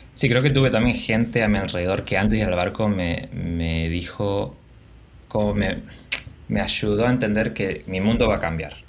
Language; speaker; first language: Spanish; native; Spanish